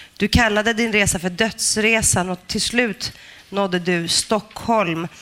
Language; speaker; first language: Swedish; early bilingual, other home language; Greek